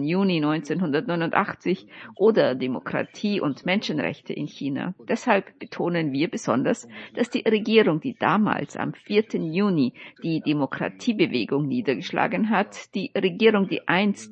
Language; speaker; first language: German; native; German